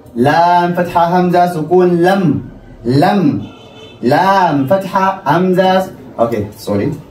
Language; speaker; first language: Arabic; non-native, fluent; Oromo